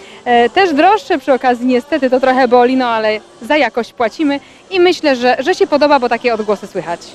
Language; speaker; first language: Polish; native; Polish